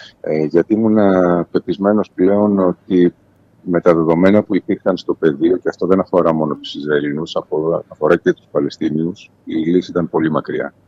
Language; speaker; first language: Greek; native; Greek